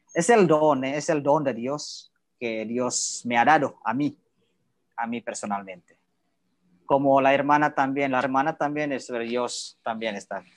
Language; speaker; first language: Spanish; non-native, learner; Indonesian